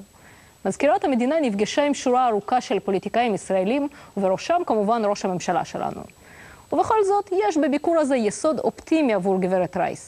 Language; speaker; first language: Hebrew; non-native, local second language; Russian